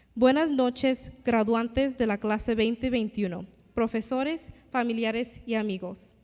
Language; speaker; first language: Spanish; early bilingual, other home language; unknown